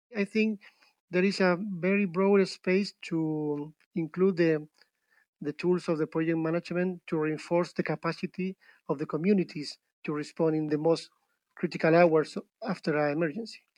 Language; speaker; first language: English; non-native, fluent; Spanish